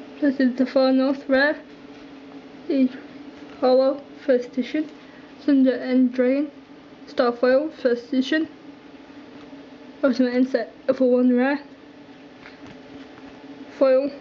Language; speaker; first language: English; native; English